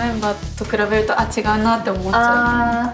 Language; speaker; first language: Japanese; native; Japanese